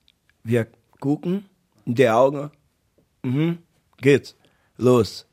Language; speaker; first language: German; non-native, learner; Portuguese